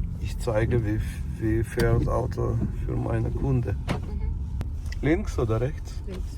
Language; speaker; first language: German; non-native, learner; Ukrainian